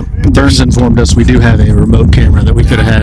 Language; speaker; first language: English; native; English